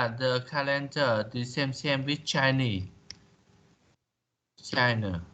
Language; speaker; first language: English; non-native, learner; Vietnamese